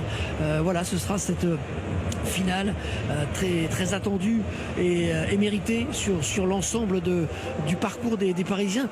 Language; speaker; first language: French; native; French